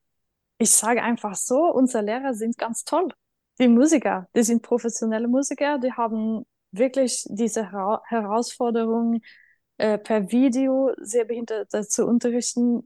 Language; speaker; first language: German; non-native, fluent; Norwegian